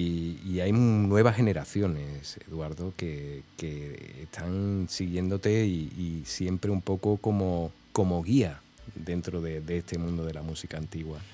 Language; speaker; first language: Spanish; native; Spanish